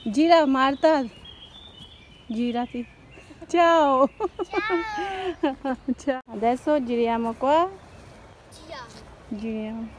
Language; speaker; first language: Italian; non-native, learner; Hindi